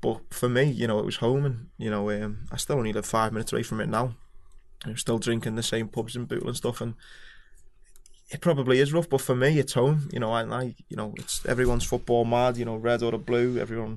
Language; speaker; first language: English; native; English